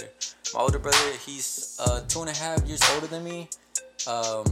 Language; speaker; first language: English; early bilingual, other home language; Spanish